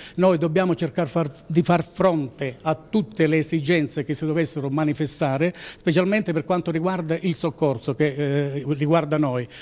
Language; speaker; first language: Italian; native; Italian